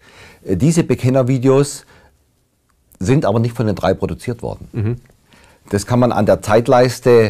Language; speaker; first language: German; native; German